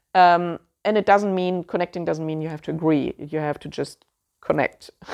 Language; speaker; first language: English; non-native, fluent; German